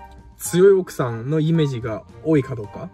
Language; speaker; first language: Japanese; non-native, fluent; Chinese